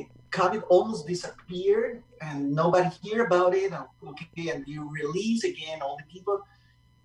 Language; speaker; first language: English; non-native, fluent; Spanish